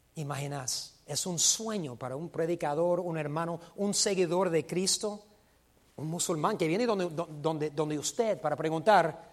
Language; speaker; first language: Spanish; non-native, fluent; English